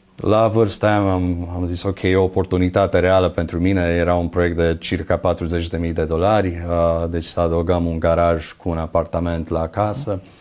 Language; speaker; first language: Romanian; early bilingual, other home language; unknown